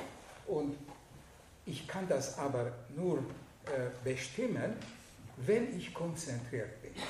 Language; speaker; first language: German; non-native, fluent; Hungarian